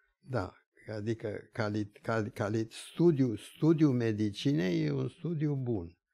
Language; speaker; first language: Romanian; early bilingual, other home language; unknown